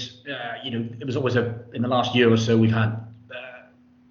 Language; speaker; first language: English; native; English